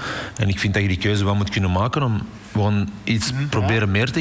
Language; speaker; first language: Dutch; native; Dutch